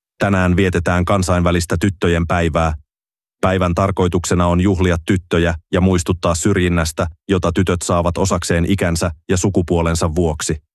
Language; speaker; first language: Finnish; native; Finnish